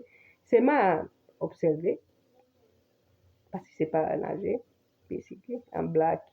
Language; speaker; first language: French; non-native, fluent; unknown